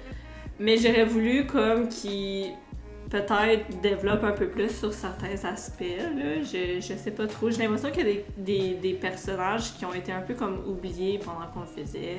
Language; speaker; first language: French; native; French